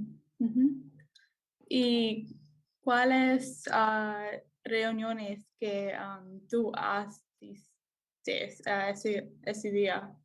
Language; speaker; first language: Spanish; non-native, learner; English